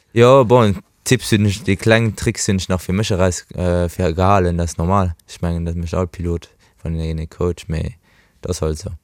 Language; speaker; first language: Luxembourgish; early bilingual, other home language; Portuguese